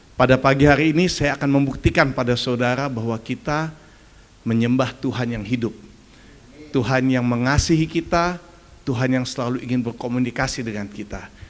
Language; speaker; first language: Indonesian; early bilingual, other home language; German